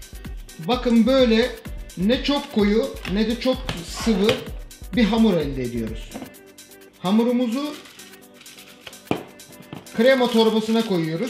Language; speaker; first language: Turkish; native; Turkish